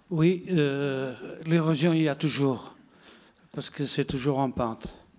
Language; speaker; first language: French; non-native, fluent; Portuguese